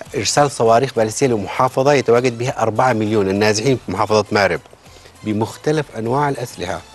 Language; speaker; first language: Arabic; native; Arabic